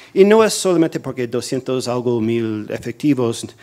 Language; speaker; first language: Spanish; non-native, fluent; English